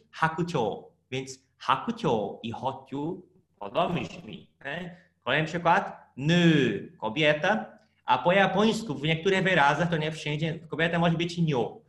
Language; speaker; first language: Polish; non-native, fluent; Portuguese